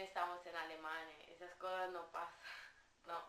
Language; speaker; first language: Spanish; non-native, fluent; Italian